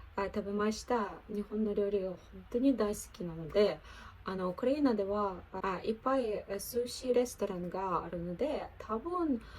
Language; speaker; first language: Japanese; non-native, learner; Ukrainian